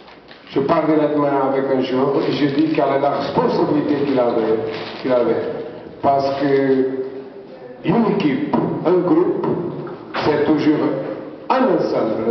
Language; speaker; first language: French; non-native, learner; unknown